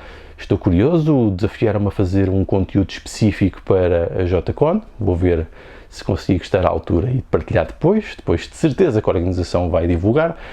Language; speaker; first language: Portuguese; native; Portuguese